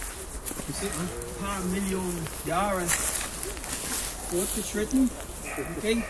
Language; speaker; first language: German; non-native, fluent; English